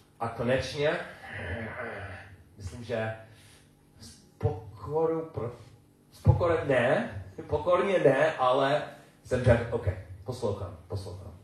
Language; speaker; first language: Czech; non-native, learner; English